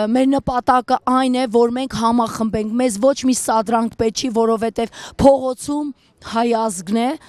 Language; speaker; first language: Armenian; native; Armenian